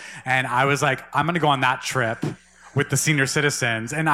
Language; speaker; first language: English; native; English